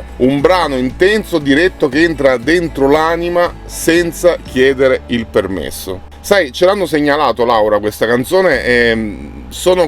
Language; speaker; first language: Italian; native; Italian